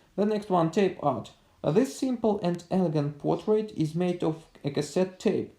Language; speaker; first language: English; non-native, fluent; Russian